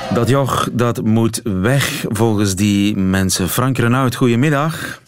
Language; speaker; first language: Dutch; native; Dutch